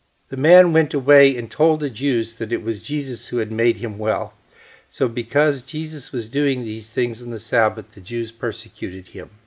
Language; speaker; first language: English; native; English